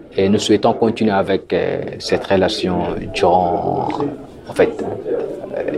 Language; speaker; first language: French; non-native, local second language; Sango